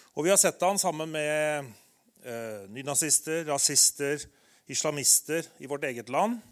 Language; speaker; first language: Norwegian; native; Norwegian